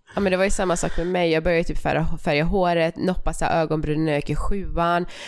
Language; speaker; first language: Swedish; early bilingual, other home language; Persian